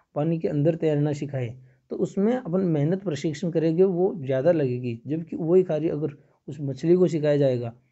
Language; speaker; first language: Hindi; native; Hindi